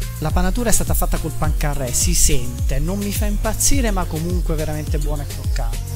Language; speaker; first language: Italian; native; Italian